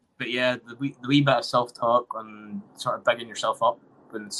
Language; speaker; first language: English; native; English